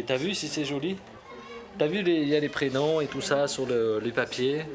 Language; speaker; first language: French; early bilingual, other home language; Korean